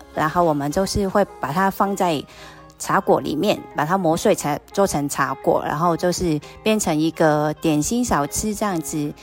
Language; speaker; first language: Chinese; non-native, fluent; Cantonese